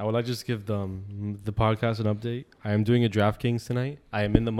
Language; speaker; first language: English; native; English